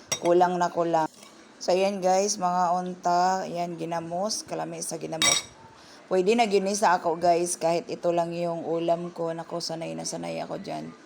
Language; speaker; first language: Filipino; non-native, local second language; Cebuano